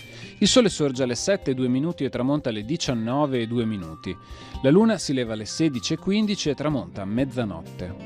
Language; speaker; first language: Italian; native; Italian